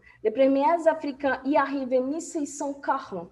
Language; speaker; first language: French; non-native, fluent; Portuguese